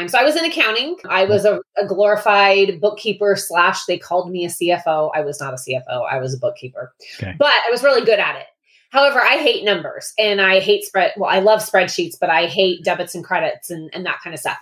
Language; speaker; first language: English; native; English